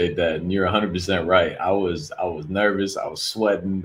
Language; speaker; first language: English; native; English